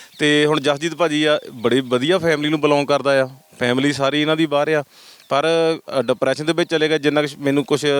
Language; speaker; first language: Punjabi; native; Punjabi